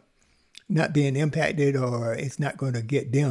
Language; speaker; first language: English; native; English